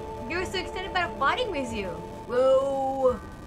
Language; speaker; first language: English; non-native, fluent; Japanese